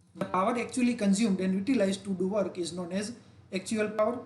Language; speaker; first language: English; non-native, local second language; Gujarati